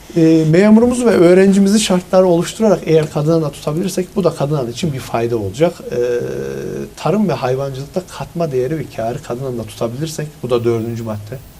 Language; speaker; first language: Turkish; native; Turkish